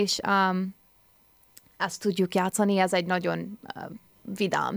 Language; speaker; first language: Hungarian; early bilingual, heritage; Hungarian